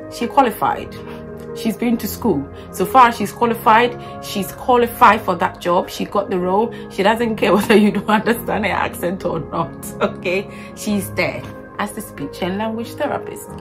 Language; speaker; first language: English; non-native, local second language; Akan